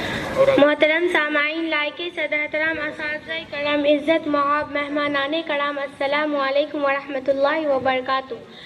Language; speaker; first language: Hindi; native; Hindi